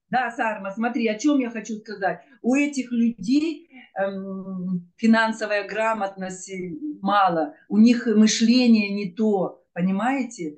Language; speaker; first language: Russian; native; Russian